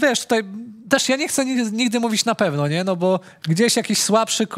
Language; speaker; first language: Polish; native; Polish